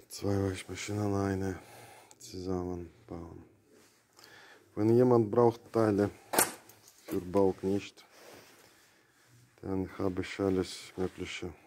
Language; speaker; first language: German; non-native, learner; Russian